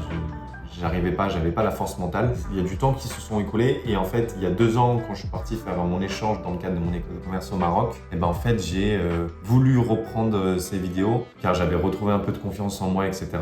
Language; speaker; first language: French; native; French